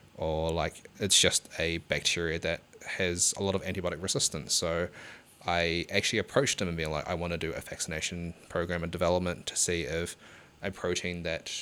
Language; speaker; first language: English; native; English